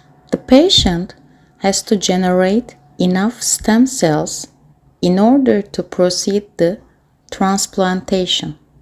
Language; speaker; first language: English; non-native, fluent; Turkish